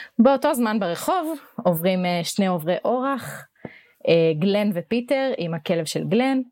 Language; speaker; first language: Hebrew; native; Hebrew